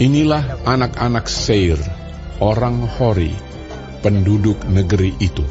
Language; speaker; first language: Indonesian; native; Indonesian